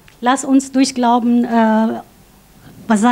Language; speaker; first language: German; non-native, fluent; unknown